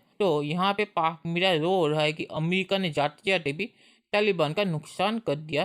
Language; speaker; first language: Hindi; native; Hindi